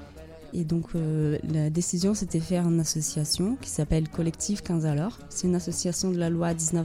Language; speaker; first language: French; non-native, fluent; Portuguese